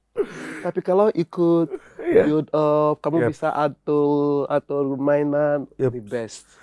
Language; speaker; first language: Indonesian; non-native, fluent; English